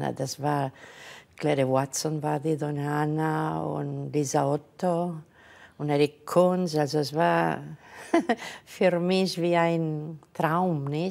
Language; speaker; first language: German; non-native, fluent; Catalan